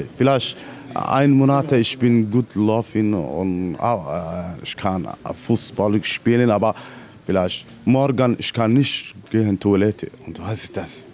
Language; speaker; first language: German; non-native, learner; Somali